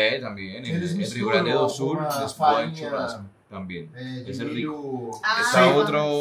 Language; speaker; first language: Portuguese; non-native, learner; Spanish